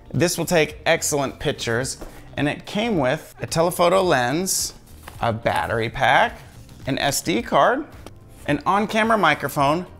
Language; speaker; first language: English; native; English